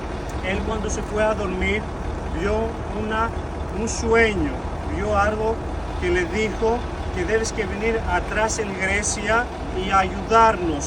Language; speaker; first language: Spanish; non-native, fluent; Greek